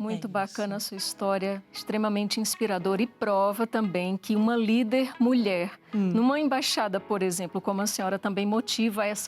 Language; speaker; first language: Portuguese; native; Portuguese